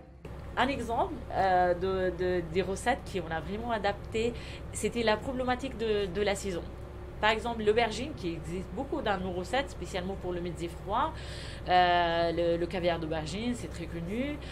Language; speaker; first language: French; non-native, fluent; Arabic